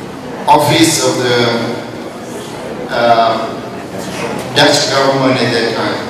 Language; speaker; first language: English; non-native, fluent; Indonesian